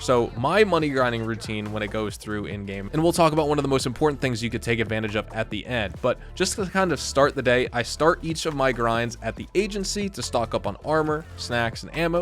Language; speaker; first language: English; native; English